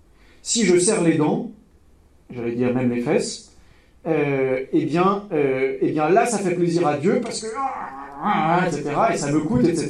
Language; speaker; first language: French; native; French